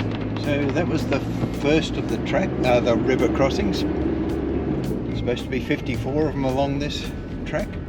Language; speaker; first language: English; native; English